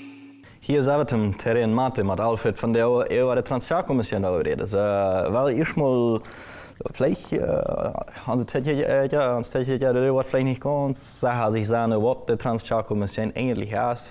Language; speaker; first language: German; non-native, local second language; Plautdietsch